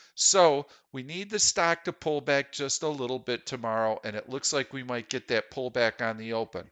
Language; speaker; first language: English; native; English